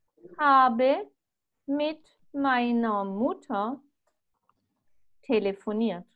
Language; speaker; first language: German; non-native, fluent; Spanish